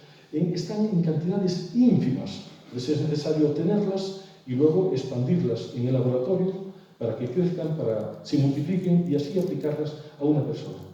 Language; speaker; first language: Spanish; native; Spanish